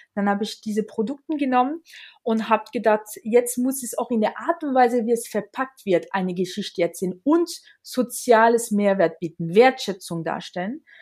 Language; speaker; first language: German; non-native, fluent; French